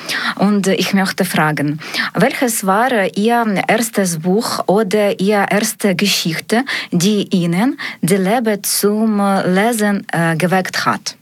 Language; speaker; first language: German; non-native, learner; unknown